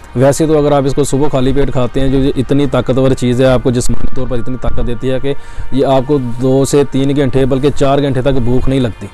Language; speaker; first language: Urdu; non-native, local second language; Punjabi